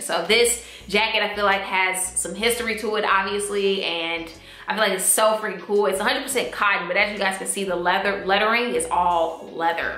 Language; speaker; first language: English; native; English